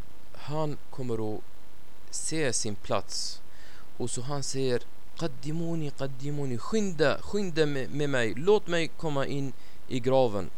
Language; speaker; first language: Swedish; non-native, fluent; Arabic